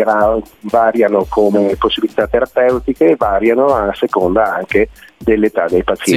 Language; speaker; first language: Italian; native; Italian